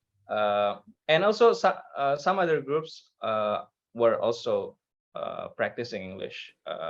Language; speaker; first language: English; non-native, learner; Indonesian